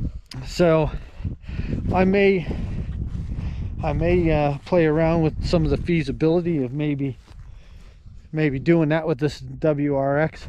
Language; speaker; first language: English; native; English